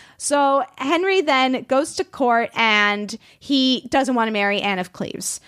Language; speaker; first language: English; non-native, fluent; Spanish